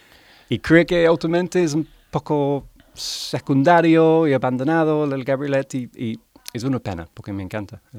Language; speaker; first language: Spanish; non-native, learner; English